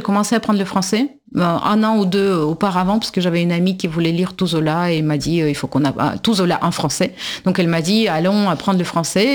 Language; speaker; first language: French; non-native, fluent; Russian